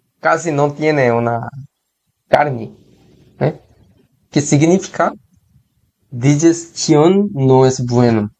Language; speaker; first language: Spanish; non-native, learner; Korean